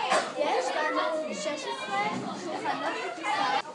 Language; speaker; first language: Hebrew; non-native, learner; English